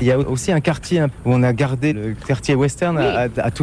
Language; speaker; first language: French; native; French